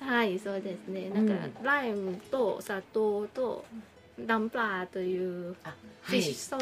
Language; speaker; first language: Japanese; non-native, learner; Thai